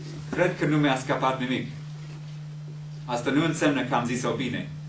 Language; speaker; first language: Romanian; non-native, fluent; English